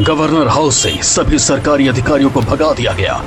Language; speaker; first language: Hindi; native; Hindi